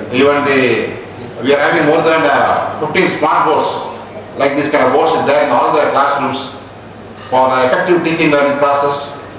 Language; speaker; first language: English; non-native, local second language; Kannada